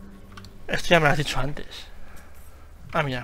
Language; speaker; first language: Spanish; native; Spanish